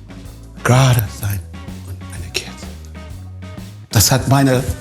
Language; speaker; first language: German; non-native, fluent; English